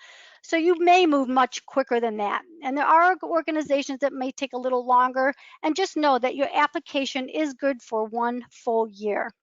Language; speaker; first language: English; native; English